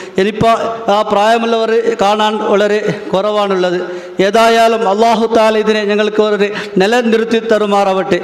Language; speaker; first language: Malayalam; non-native, local second language; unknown